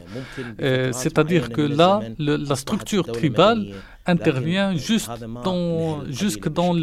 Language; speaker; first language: French; non-native, fluent; Arabic